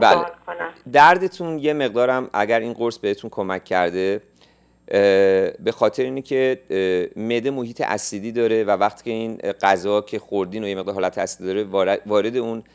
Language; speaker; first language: Persian; native; Persian